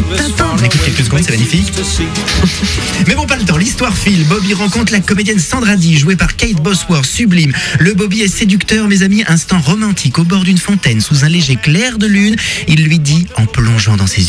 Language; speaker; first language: French; native; French